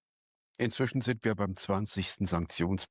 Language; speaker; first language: German; native; German